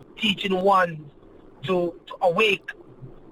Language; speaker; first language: English; non-native, local second language; Jamaican Creole English